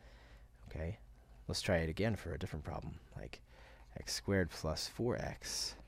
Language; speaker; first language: English; native; English